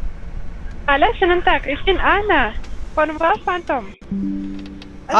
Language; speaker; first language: German; non-native, learner; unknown